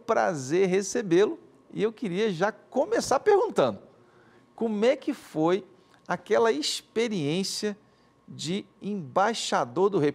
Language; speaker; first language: Portuguese; native; Portuguese